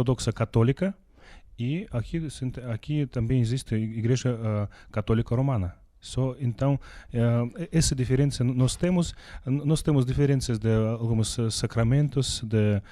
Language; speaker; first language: Portuguese; non-native, learner; Russian